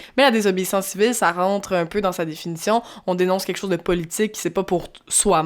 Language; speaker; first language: French; native; French